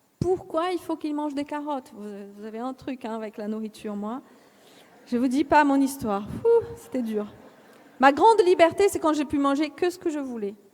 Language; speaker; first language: French; non-native, fluent; Portuguese